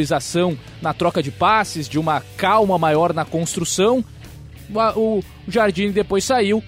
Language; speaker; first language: Portuguese; native; Portuguese